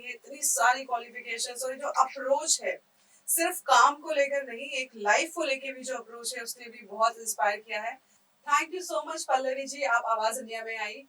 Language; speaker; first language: Hindi; native; Hindi